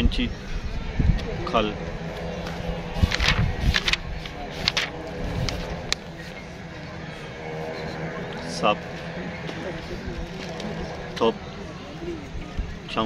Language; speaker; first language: Korean; non-native, learner; Punjabi